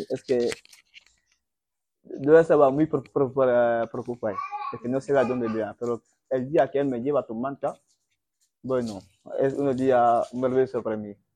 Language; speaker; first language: Spanish; non-native, learner; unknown